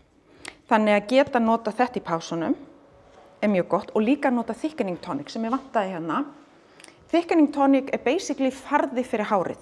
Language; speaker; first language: Icelandic; native; Icelandic